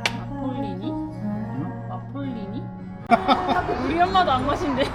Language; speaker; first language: Korean; non-native, fluent; Japanese